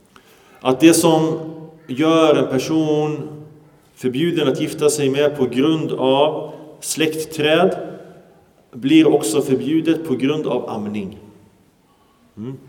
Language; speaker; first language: Swedish; early bilingual, other home language; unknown